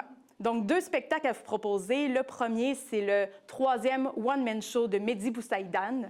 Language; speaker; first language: French; native; French